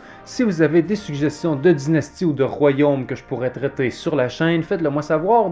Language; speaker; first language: French; native; French